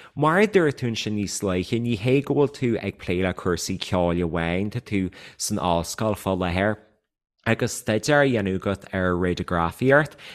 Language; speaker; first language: Irish; native; Irish